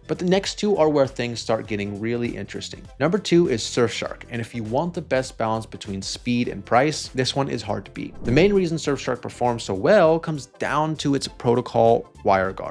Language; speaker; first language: English; native; English